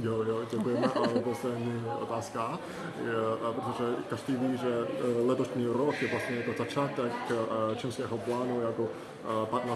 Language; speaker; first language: Czech; non-native, fluent; Chinese